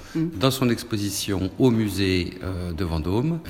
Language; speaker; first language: French; native; French